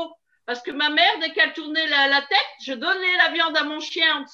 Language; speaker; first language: French; early bilingual, other home language; Vietnamese